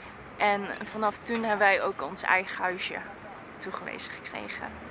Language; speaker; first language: Dutch; early bilingual, other home language; Vietnamese